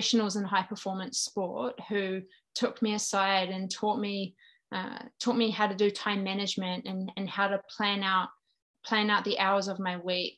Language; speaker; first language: English; native; English